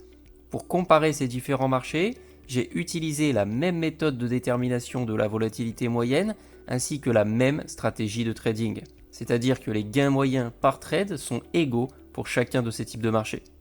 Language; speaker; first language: French; native; French